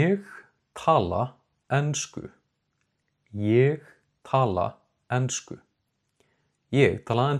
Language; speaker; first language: Icelandic; non-native, fluent; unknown